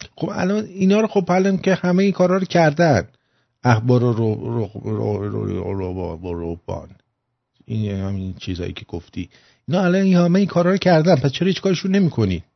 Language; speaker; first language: Persian; native; Persian